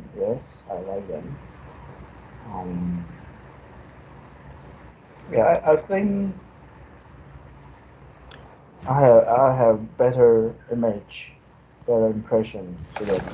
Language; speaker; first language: English; non-native, fluent; Chinese